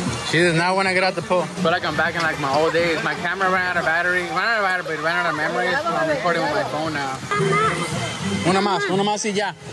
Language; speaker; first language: English; non-native, fluent; Spanish